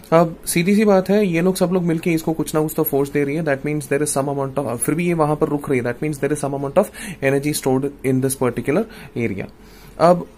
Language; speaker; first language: Hindi; non-native, local second language; Malayalam